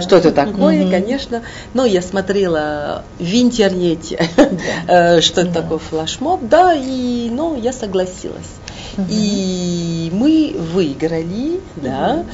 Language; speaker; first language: Russian; non-native, fluent; French